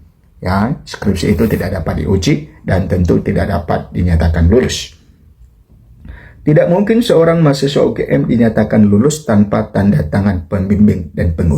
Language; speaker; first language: Indonesian; native; Indonesian